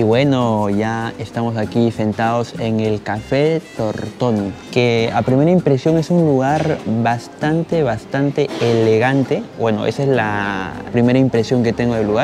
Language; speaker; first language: Spanish; native; Spanish